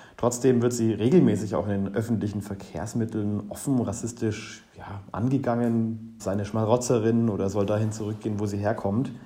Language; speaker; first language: German; native; German